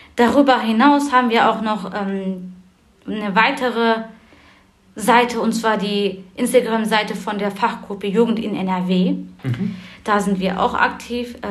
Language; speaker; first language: German; early bilingual, other home language; Turkish